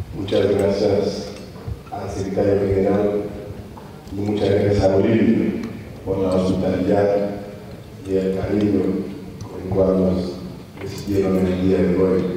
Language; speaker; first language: Spanish; non-native, fluent; French